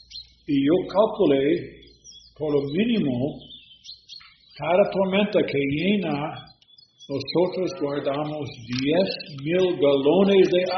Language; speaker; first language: Spanish; non-native, learner; English